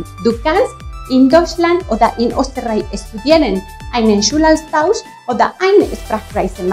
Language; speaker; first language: German; non-native, fluent; Spanish